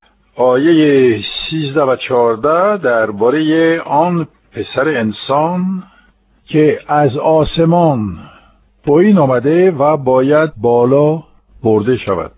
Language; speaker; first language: Persian; non-native, fluent; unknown